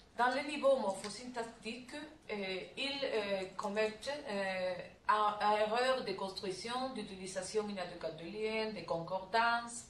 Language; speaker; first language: French; non-native, learner; Spanish